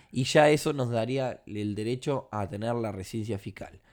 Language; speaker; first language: Spanish; native; Spanish